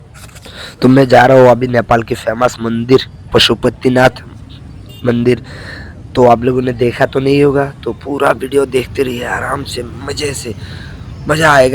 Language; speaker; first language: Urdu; non-native, local second language; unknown